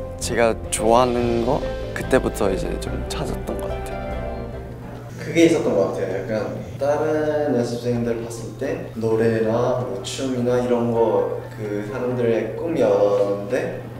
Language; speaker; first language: Korean; non-native, fluent; Chinese